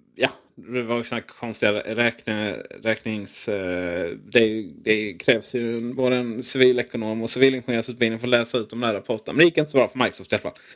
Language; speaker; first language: Swedish; native; Swedish